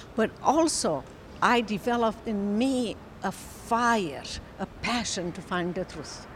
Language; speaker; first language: English; non-native, fluent; Romanian